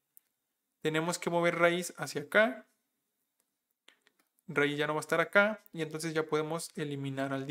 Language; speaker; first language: Spanish; native; Spanish